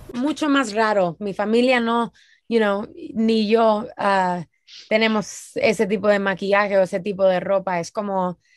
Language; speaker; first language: Spanish; early bilingual, heritage; Spanish